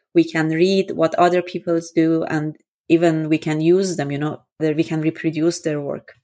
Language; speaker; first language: English; non-native, fluent; Persian